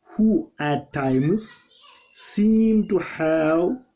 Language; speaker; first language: English; non-native, local second language; Hindi